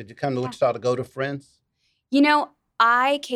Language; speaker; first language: English; native; English